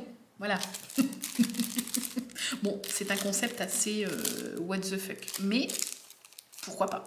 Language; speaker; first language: French; native; French